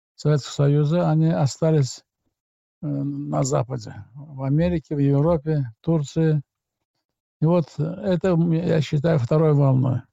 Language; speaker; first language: Russian; non-native, local second language; Azerbaijani